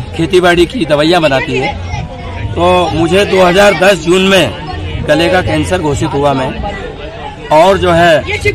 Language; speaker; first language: Hindi; native; Hindi